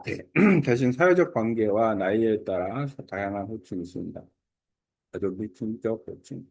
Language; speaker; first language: Korean; native; Korean